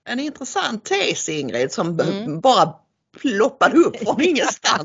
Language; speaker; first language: Swedish; native; Swedish